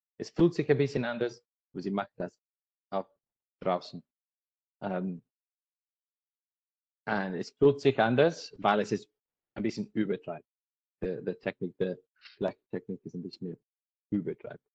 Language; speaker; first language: German; non-native, learner; English